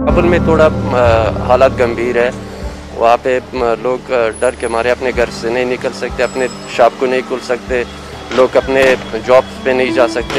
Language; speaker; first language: Hindi; non-native, fluent; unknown